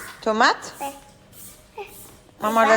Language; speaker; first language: French; native; French